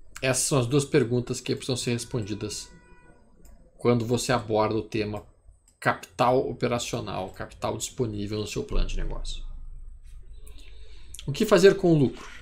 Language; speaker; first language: Portuguese; native; Portuguese